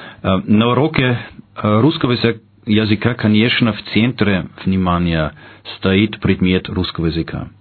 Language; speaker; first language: Russian; non-native, fluent; German